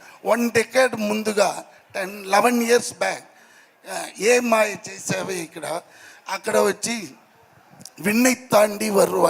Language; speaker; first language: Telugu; non-native, learner; Tamil